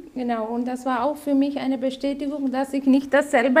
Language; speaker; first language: German; non-native, learner; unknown